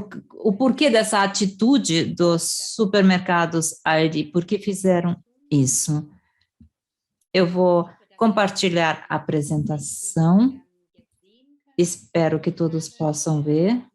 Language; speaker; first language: Portuguese; non-native, fluent; German